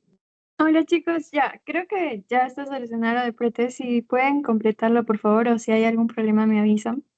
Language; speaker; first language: Spanish; native; Spanish